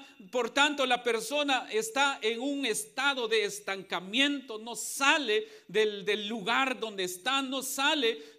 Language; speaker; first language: Spanish; native; Spanish